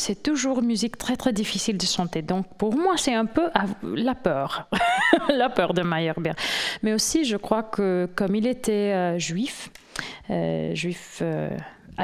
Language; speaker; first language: French; non-native, fluent; English